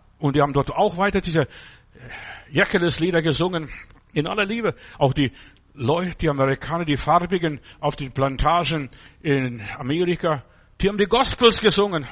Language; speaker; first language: German; non-native, fluent; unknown